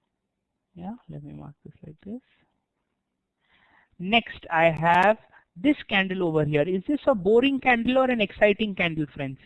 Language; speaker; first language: English; non-native, local second language; Hindi